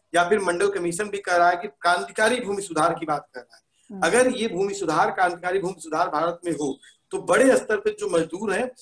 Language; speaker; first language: Hindi; native; Hindi